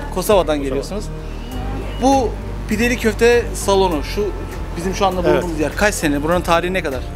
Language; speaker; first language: Turkish; native; Turkish